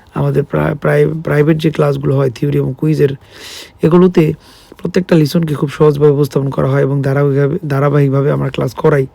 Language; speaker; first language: Bangla; native; Bangla